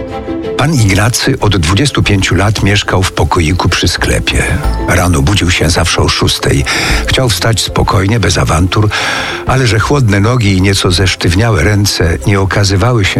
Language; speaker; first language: Polish; native; Polish